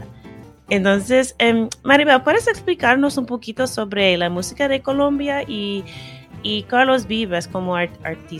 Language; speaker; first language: Spanish; non-native, fluent; English